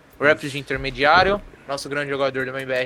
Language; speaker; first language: Portuguese; native; Portuguese